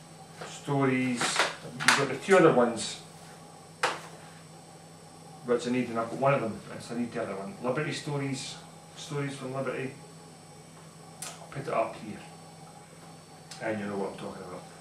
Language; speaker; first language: English; native; English